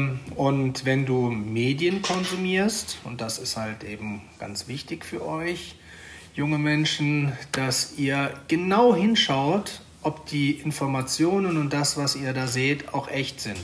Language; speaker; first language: German; native; German